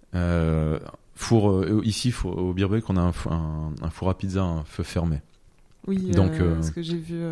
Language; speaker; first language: French; native; French